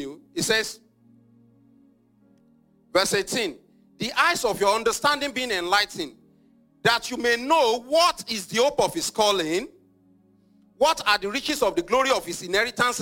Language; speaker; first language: English; non-native, local second language; Yoruba